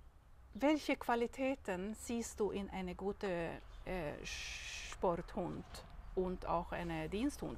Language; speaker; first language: German; non-native, learner; Swedish